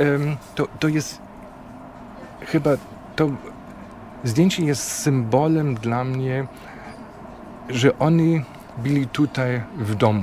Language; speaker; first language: Polish; non-native, fluent; German